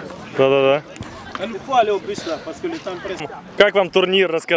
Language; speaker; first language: Russian; native; Russian